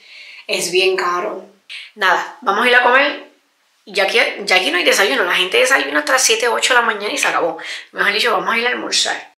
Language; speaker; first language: Spanish; native; Spanish